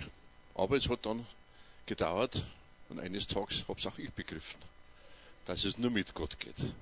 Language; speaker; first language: German; native; German